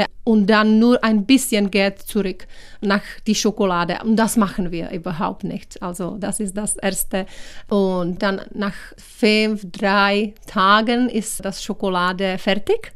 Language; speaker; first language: German; non-native, learner; Czech